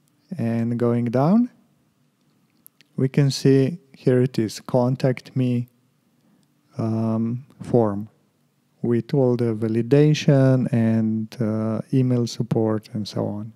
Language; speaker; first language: English; non-native, fluent; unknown